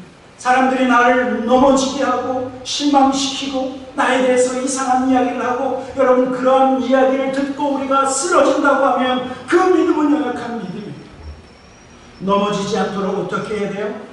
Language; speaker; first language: Korean; native; Korean